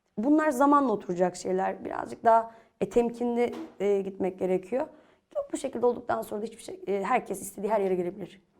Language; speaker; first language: Turkish; native; Turkish